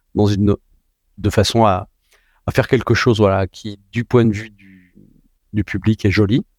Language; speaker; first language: French; native; French